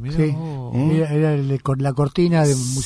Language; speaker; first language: Spanish; native; Spanish